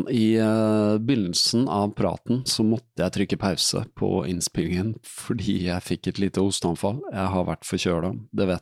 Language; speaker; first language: Norwegian; native; Norwegian